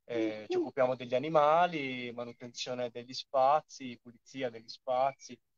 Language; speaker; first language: Italian; native; Italian